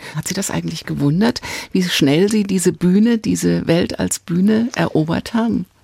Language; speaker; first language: German; native; German